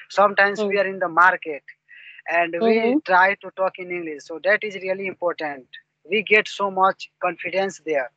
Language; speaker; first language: English; non-native, local second language; Hindi